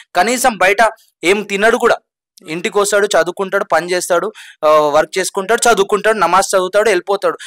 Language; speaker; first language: Telugu; non-native, local second language; Urdu